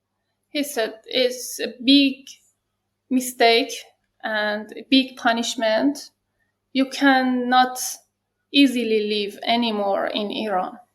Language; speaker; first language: English; non-native, learner; Persian